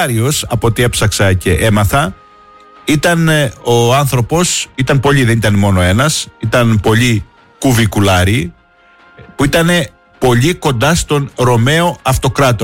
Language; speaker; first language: Greek; native; Greek